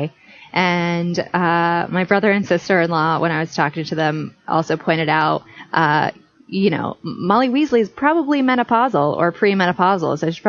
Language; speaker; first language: English; native; English